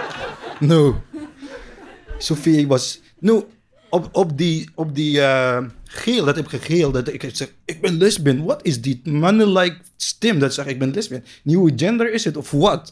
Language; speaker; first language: Dutch; non-native, learner; Arabic